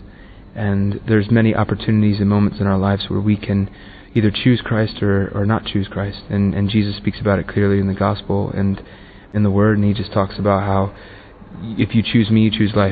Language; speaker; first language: English; native; English